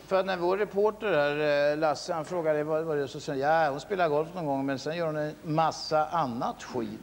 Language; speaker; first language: Swedish; native; Swedish